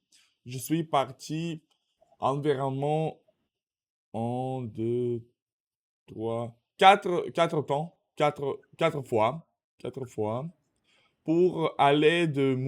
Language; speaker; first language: French; non-native, learner; Russian